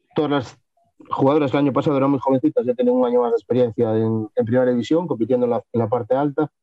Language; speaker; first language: Spanish; native; Spanish